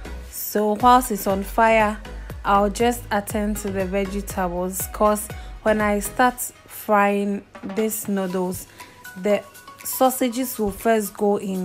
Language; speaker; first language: English; non-native, local second language; Akan